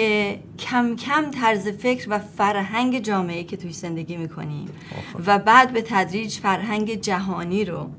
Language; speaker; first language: Persian; native; Persian